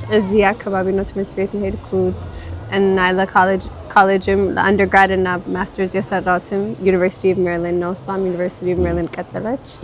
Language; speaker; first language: Amharic; early bilingual, heritage; Amharic